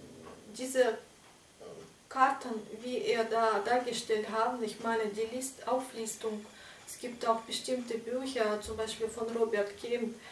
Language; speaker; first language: German; non-native, fluent; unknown